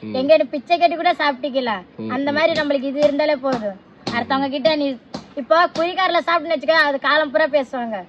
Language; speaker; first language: Tamil; non-native, local second language; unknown